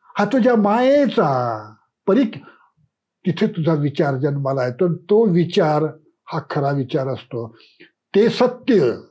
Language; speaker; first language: Marathi; native; Marathi